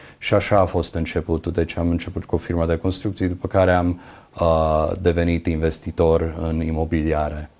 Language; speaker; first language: Romanian; early bilingual, other home language; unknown